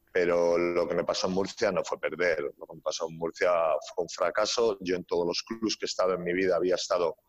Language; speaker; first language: Spanish; native; Spanish